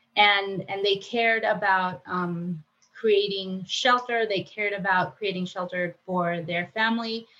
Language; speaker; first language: English; non-native, fluent; Spanish